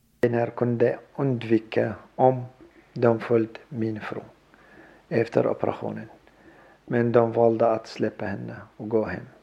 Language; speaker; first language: Swedish; non-native, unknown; Arabic